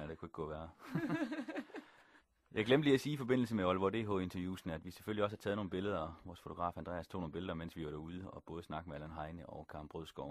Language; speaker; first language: Danish; native; Danish